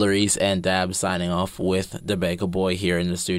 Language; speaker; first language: English; native; English